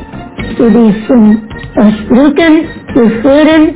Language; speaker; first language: German; non-native, fluent; Indonesian